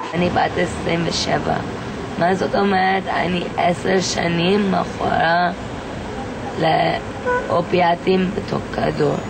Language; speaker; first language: Hebrew; non-native, fluent; English